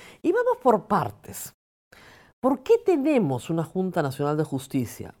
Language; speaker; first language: Spanish; native; Spanish